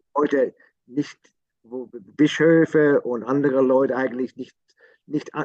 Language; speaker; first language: German; non-native, fluent; English